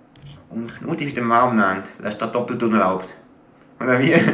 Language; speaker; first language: German; native; German